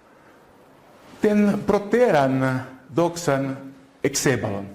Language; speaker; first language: Greek; non-native, fluent; Portuguese